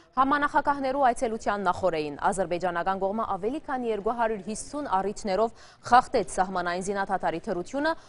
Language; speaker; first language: Armenian; early bilingual, heritage; Armenian